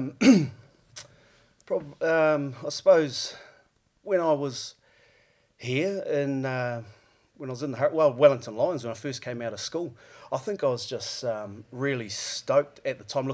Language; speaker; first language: English; native; English